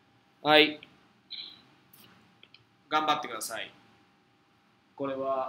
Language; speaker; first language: Japanese; non-native, fluent; Spanish